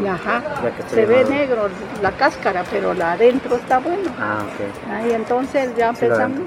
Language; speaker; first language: Spanish; native; Spanish